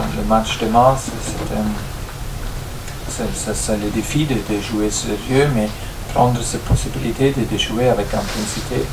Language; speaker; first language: French; non-native, fluent; German